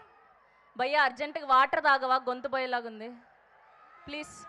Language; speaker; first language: Telugu; native; Telugu